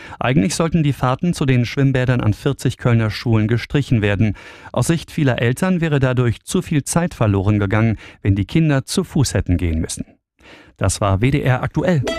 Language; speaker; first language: German; native; German